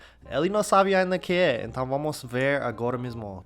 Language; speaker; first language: Portuguese; non-native, fluent; English